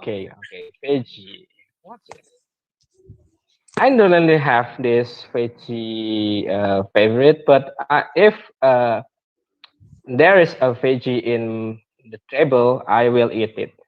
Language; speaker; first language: English; non-native, learner; Indonesian